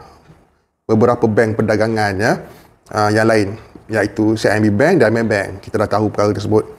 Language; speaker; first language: Malay; native; Malay